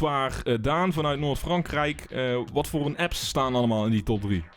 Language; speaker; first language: Dutch; native; Dutch